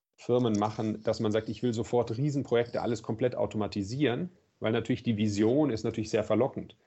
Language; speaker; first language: German; native; German